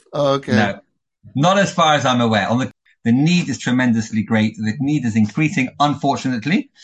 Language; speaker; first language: English; native; English